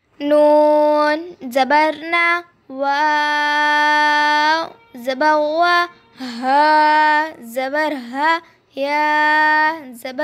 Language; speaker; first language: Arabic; non-native, learner; Urdu